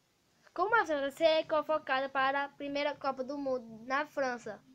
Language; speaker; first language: Portuguese; native; Portuguese